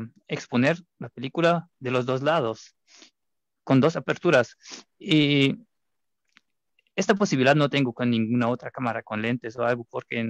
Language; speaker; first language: Spanish; non-native, fluent; German